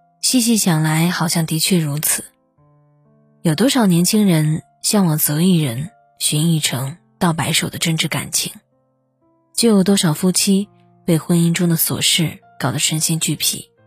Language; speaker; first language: Chinese; native; Chinese